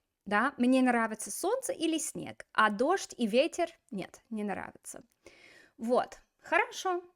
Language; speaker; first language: Russian; non-native, fluent; English